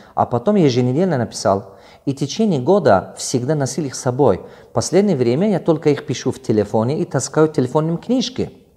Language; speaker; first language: Russian; non-native, local second language; Tajik